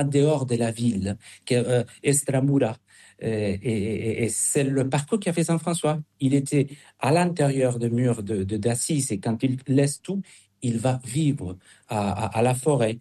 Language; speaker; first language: French; non-native, fluent; Spanish